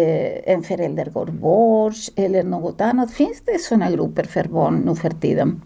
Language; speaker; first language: Swedish; non-native, fluent; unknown